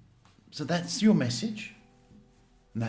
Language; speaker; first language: English; native; English